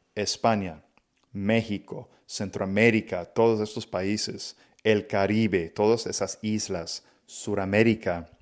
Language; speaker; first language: Spanish; non-native, fluent; English